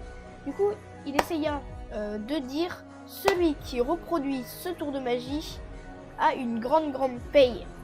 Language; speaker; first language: French; native; French